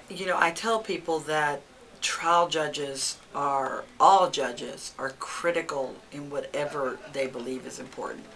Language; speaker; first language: English; early bilingual, other home language; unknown